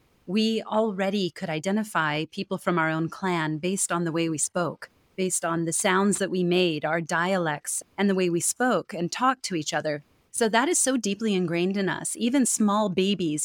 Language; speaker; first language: English; native; English